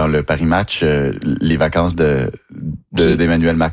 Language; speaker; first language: French; native; French